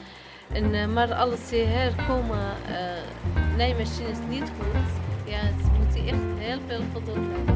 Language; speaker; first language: Dutch; non-native, learner; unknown